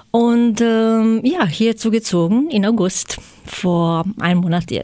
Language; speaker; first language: German; non-native, fluent; Croatian